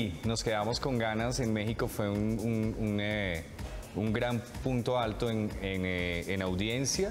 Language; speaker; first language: Spanish; native; Spanish